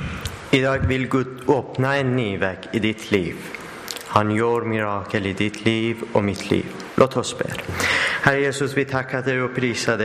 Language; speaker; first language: Swedish; non-native, learner; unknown